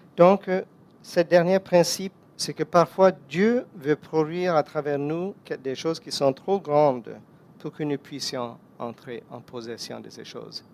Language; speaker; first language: French; non-native, fluent; English